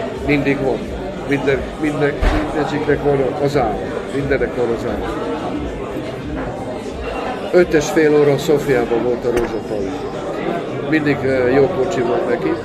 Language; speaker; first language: Hungarian; non-native, local second language; Serbian